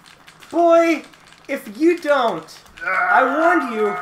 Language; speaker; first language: English; native; English